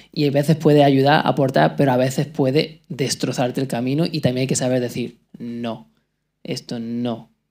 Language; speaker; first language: Spanish; native; Spanish